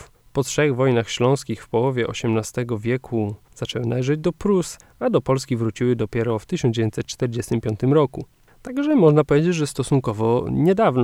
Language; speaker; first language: Polish; native; Polish